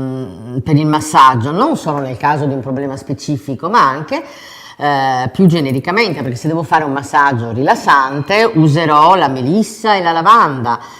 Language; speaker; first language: Italian; native; Italian